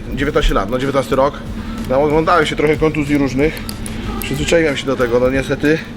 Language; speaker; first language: Polish; native; Polish